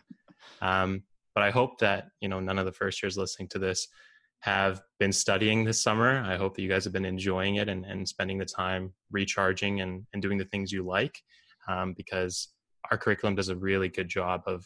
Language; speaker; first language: English; native; English